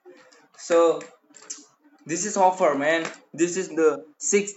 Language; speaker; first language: English; non-native, learner; Indonesian